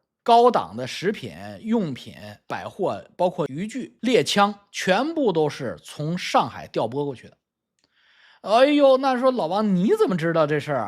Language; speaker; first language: Chinese; native; Chinese